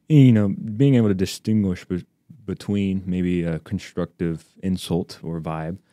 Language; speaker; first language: English; native; English